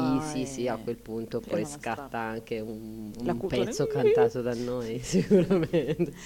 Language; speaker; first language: Italian; native; Italian